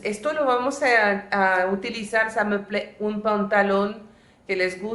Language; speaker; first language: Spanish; non-native, fluent; French